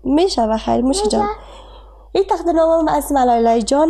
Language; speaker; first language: Persian; native; Persian